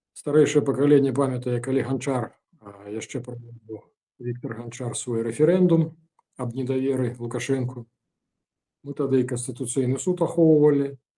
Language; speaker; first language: Belarusian; native; Belarusian